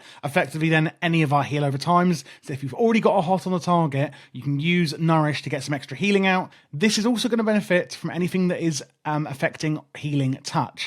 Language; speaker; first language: English; native; English